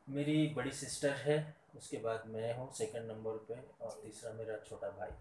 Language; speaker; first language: Hindi; non-native, local second language; Marathi